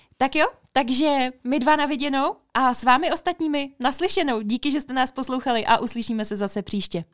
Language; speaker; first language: Czech; native; Czech